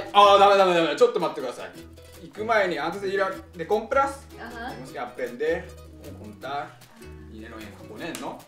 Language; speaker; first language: Spanish; non-native, fluent; Japanese